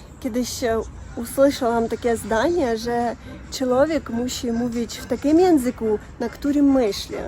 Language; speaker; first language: Polish; non-native, learner; Russian